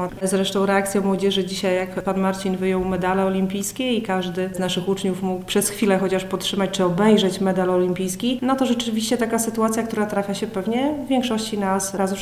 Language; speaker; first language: Polish; native; Polish